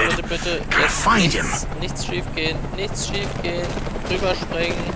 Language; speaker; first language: German; native; German